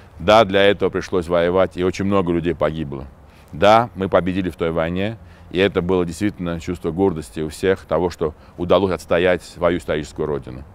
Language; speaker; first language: Russian; non-native, local second language; Armenian